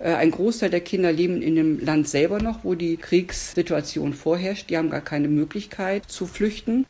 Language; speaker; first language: German; native; German